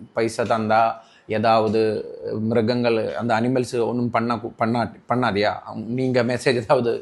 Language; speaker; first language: Tamil; non-native, local second language; Malayalam